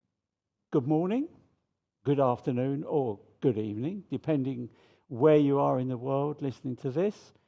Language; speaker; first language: English; native; English